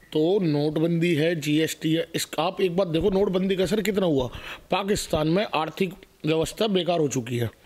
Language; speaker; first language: Hindi; native; Hindi